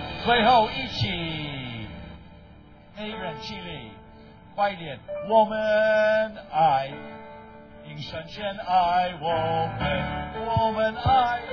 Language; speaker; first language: Chinese; non-native, fluent; English